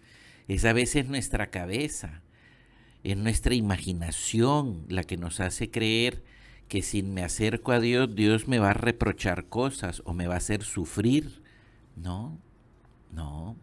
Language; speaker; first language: Spanish; native; Spanish